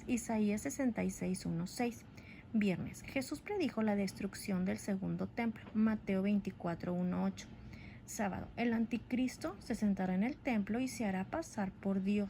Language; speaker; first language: Spanish; native; Spanish